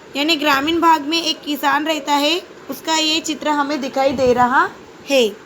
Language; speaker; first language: Hindi; non-native, local second language; Marathi